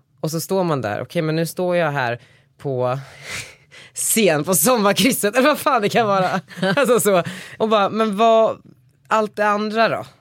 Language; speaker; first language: Swedish; native; Swedish